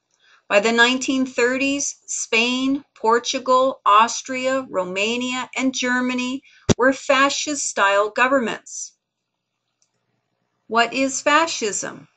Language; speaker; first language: English; native; English